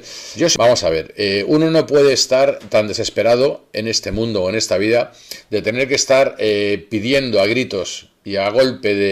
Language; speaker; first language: Spanish; native; Spanish